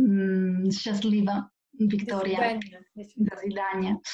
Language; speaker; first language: Russian; non-native, fluent; Catalan